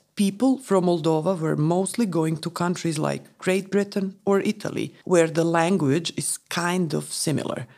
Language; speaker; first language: English; non-native, fluent; Romanian